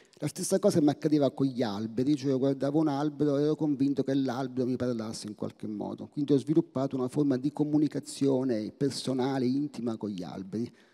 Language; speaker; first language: Italian; native; Italian